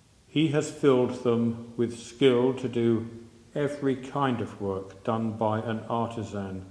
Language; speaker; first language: English; native; English